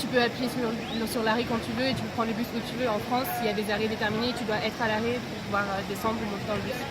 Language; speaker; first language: French; native; French